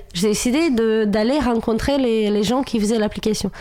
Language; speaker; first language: French; non-native, fluent; Romanian